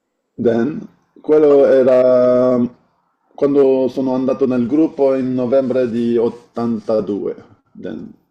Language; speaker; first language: Italian; non-native, fluent; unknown